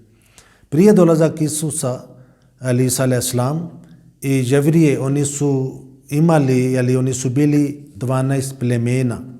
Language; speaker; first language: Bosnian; non-native, learner; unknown